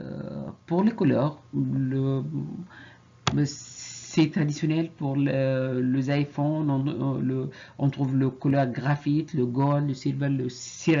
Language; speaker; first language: French; non-native, fluent; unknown